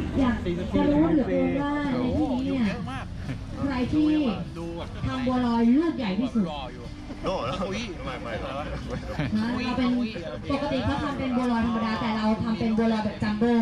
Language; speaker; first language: Thai; native; Thai